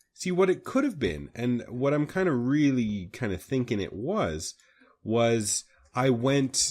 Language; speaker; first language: English; native; English